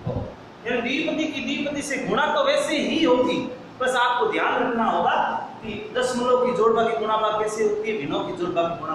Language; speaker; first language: Hindi; native; Hindi